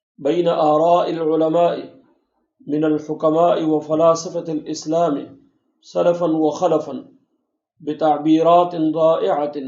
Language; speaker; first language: Arabic; non-native, fluent; Urdu